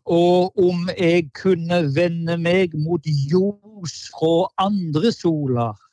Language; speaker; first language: Norwegian; native; Norwegian